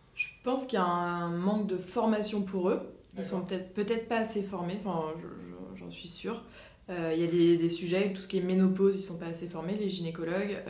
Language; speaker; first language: French; native; French